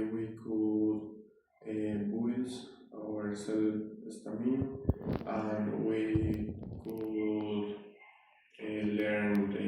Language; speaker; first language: English; non-native, learner; Spanish